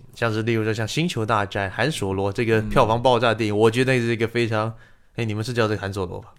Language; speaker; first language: Chinese; native; Chinese